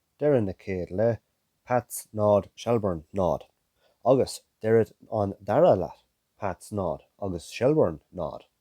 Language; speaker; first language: Irish; non-native, local second language; English